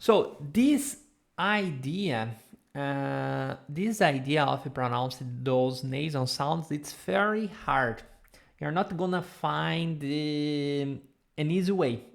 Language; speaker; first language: English; non-native, fluent; Portuguese